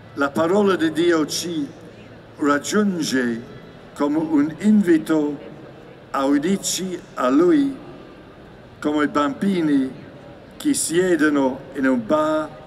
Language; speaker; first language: Italian; non-native, learner; English